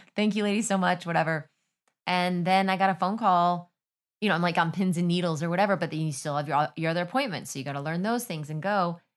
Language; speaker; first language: English; native; English